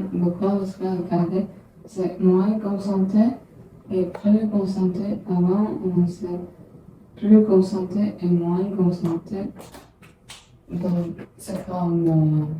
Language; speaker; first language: French; non-native, learner; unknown